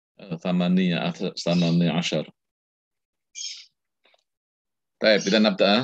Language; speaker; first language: Arabic; non-native, fluent; Indonesian